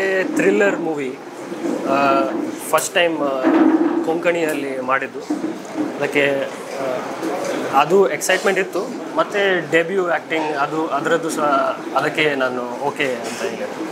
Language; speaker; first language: Kannada; non-native, local second language; Konkani